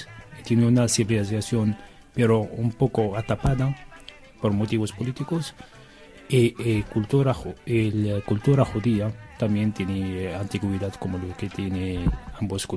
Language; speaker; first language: Spanish; non-native, learner; Arabic